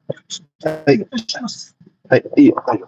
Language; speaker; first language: Japanese; non-native, learner; English